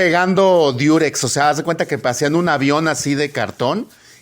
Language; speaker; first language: Spanish; native; Spanish